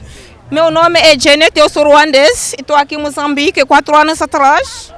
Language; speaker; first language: Portuguese; non-native, learner; Kinyarwanda